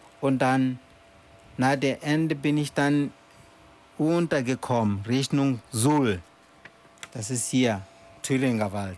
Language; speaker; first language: German; non-native, fluent; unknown